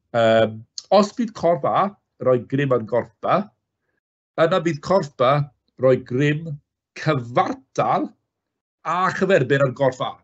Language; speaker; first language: Welsh; native; Welsh